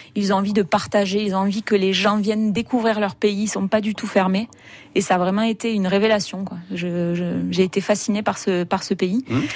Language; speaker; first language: French; native; French